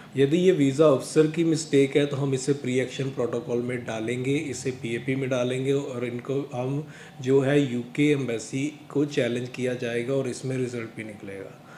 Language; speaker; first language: Hindi; non-native, local second language; Punjabi